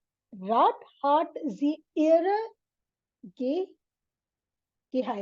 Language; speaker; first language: German; non-native, learner; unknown